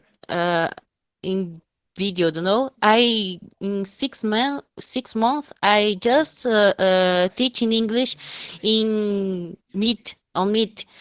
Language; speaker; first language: English; non-native, fluent; Portuguese